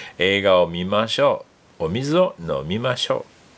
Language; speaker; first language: Japanese; non-native, fluent; English